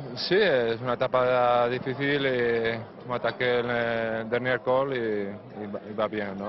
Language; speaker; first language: French; non-native, learner; Spanish